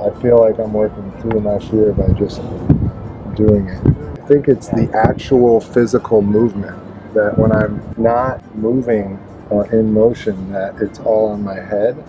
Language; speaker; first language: English; native; English